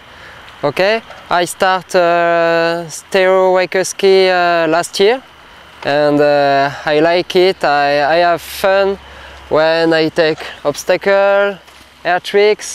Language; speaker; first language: English; non-native, learner; French